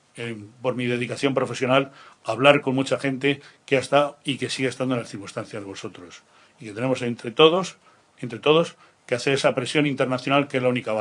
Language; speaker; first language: Spanish; native; Spanish